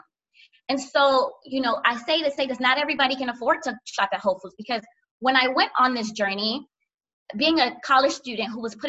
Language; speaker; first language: English; native; English